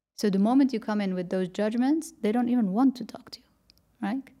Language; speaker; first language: English; non-native, fluent; Dutch